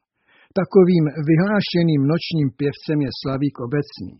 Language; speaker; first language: Czech; native; Czech